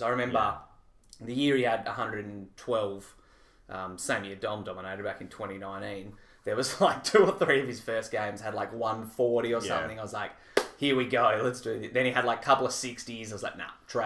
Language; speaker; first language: English; native; English